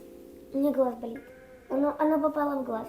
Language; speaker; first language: Russian; native; Russian